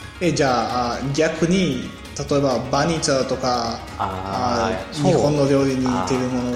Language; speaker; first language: Japanese; non-native, learner; Bulgarian